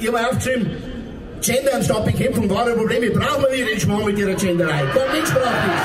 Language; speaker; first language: German; native; German